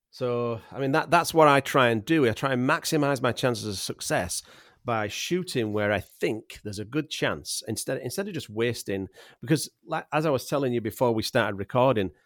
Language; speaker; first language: English; native; English